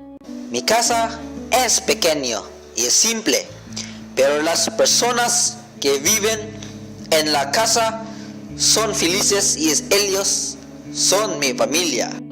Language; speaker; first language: Spanish; non-native, learner; Cebuano